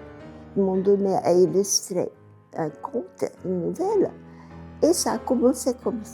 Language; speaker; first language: French; non-native, fluent; Bulgarian